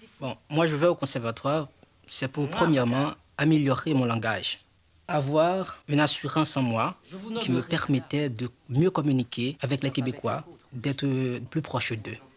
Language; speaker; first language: French; non-native, local second language; Haitian Creole